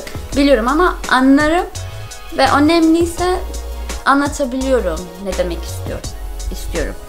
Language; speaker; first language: Turkish; non-native, learner; English